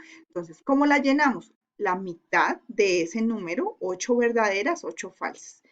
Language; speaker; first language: Spanish; native; Spanish